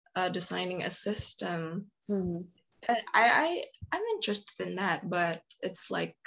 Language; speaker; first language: English; non-native, fluent; Indonesian